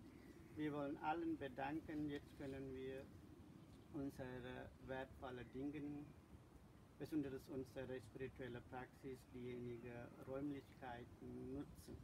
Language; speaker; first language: German; non-native, learner; Sinhala